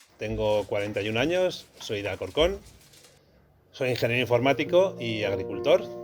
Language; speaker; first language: Spanish; native; Spanish